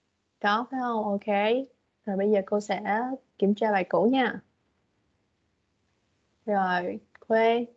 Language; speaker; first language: Vietnamese; native; Vietnamese